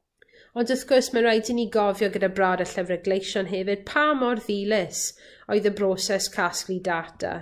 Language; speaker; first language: Welsh; native; Welsh